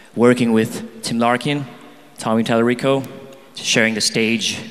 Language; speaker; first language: English; non-native, local second language; Chinese